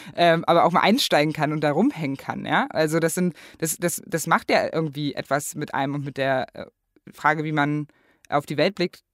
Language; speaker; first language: German; native; German